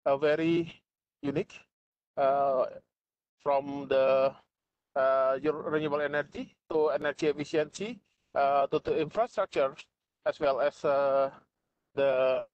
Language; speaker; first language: English; non-native, fluent; Indonesian